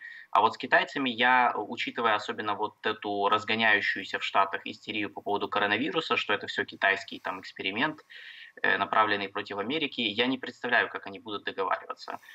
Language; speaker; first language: Russian; native; Russian